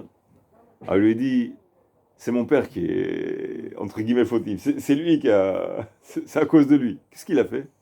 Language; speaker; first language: French; native; French